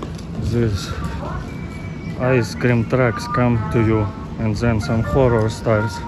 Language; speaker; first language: English; non-native, fluent; Russian